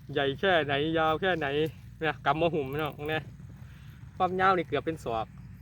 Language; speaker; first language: Thai; native; Thai